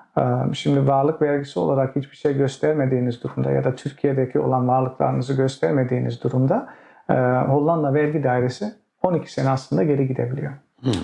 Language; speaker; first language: Turkish; early bilingual, heritage; Turkish